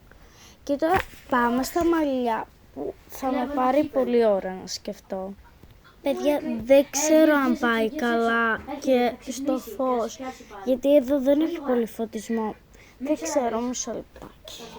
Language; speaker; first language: Greek; native; Greek